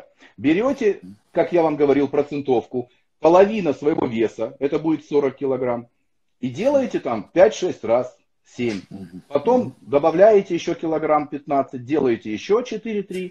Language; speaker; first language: Russian; native; Russian